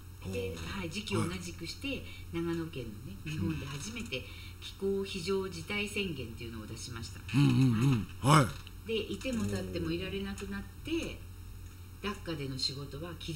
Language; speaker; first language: Japanese; native; Japanese